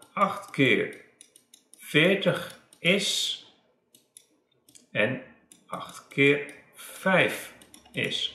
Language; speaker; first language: Dutch; native; Dutch